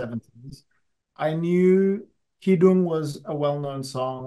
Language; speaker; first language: English; native; English